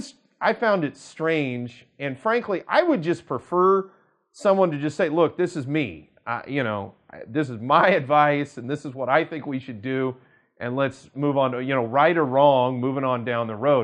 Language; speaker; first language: English; native; English